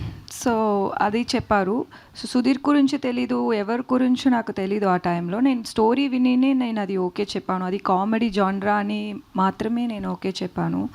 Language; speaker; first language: Telugu; non-native, learner; Tamil